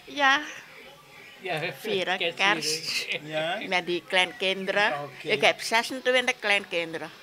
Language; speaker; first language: Dutch; non-native, local second language; Caribbean Hindustani